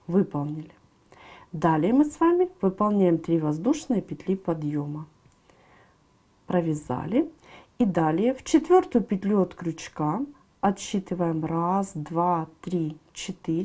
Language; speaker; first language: Russian; native; Russian